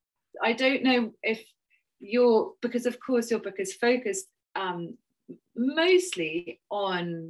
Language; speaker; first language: English; native; English